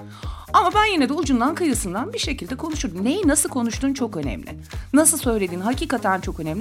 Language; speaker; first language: Turkish; native; Turkish